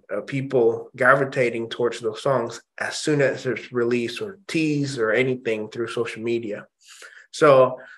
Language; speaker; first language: English; early bilingual, other home language; Indonesian